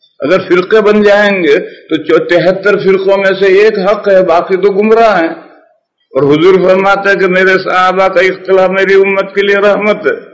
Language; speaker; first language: Urdu; native; Urdu